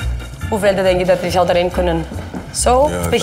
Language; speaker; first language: Dutch; non-native, fluent; Icelandic